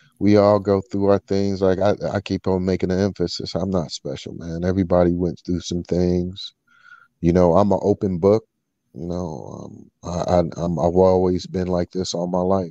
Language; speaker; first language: English; early bilingual, other home language; Filipino